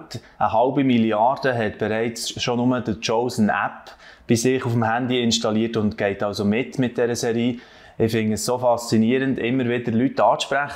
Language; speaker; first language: German; native; German